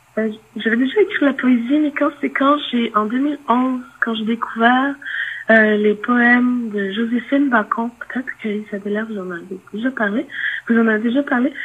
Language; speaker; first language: French; non-native, local second language; Innu-aimun